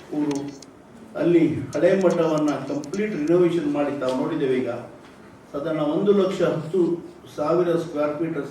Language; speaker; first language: Kannada; non-native, local second language; Konkani